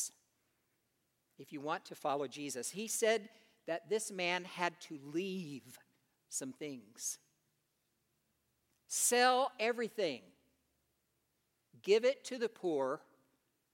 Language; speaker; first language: English; native; English